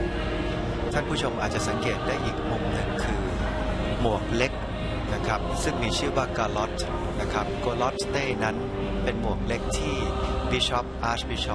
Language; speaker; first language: Thai; native; Thai